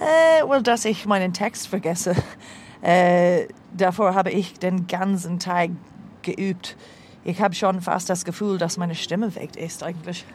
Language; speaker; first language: German; non-native, learner; English